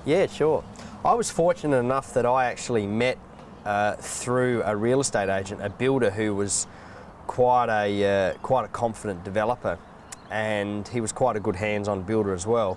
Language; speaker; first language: English; native; English